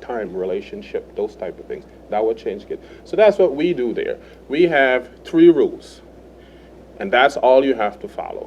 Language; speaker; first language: English; native; English